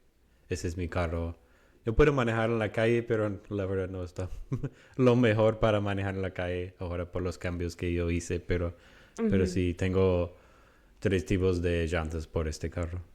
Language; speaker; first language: Spanish; non-native, fluent; English